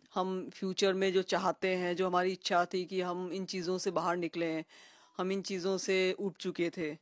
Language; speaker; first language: Hindi; native; Hindi